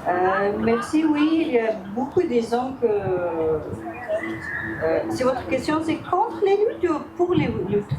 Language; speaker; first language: French; non-native, fluent; Persian